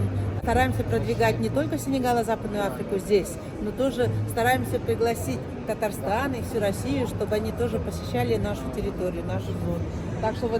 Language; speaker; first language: Russian; non-native, fluent; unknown